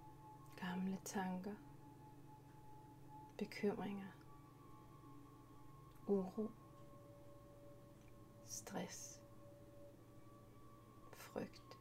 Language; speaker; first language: Danish; native; Danish